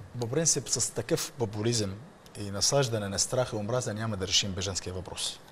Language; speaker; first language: Bulgarian; non-native, fluent; Arabic